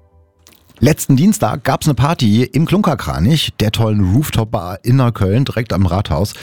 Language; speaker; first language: German; native; German